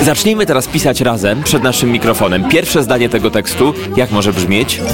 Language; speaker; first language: Polish; native; Polish